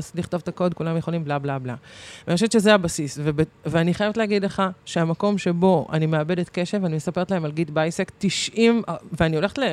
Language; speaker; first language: Hebrew; early bilingual, other home language; Arabic